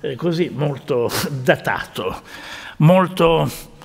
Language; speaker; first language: Italian; native; Italian